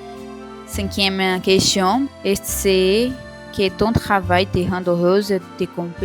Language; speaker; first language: French; non-native, learner; Portuguese